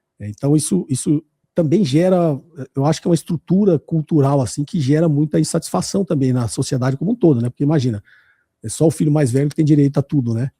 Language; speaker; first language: Portuguese; native; Portuguese